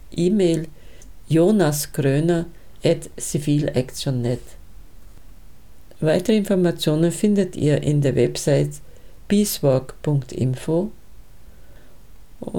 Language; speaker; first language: German; native; German